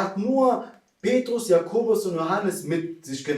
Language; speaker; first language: German; non-native, fluent; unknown